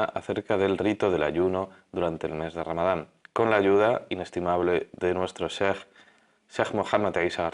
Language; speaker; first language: Spanish; native; Spanish